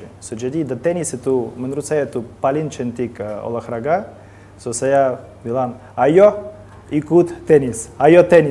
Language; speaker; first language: Indonesian; non-native, learner; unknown